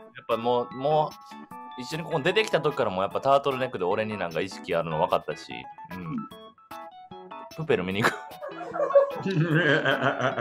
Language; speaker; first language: Japanese; native; Japanese